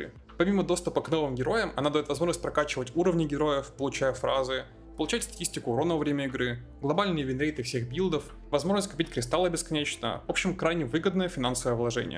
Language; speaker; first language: Russian; native; Russian